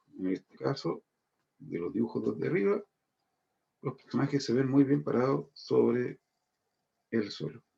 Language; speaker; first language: Spanish; native; Spanish